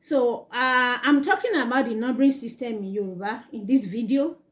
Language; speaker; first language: English; non-native, local second language; Yoruba